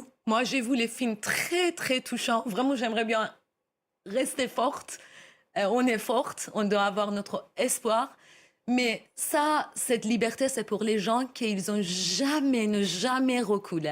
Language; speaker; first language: French; non-native, learner; Persian